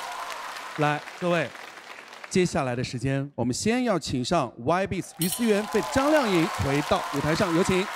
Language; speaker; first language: Chinese; native; Chinese